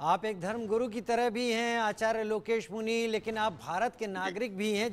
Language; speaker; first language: Hindi; native; Hindi